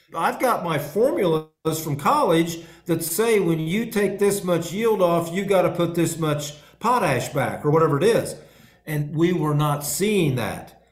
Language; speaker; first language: English; native; English